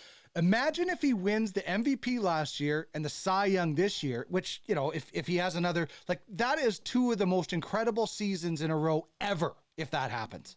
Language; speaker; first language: English; native; English